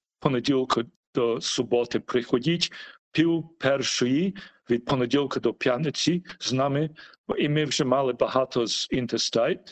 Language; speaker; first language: Ukrainian; early bilingual, heritage; Ukrainian